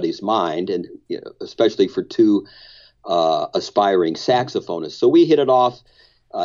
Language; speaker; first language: English; native; English